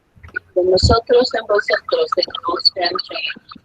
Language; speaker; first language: Spanish; non-native, fluent; English